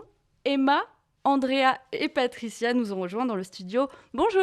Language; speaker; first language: French; native; French